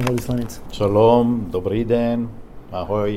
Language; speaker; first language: Czech; non-native, learner; Hebrew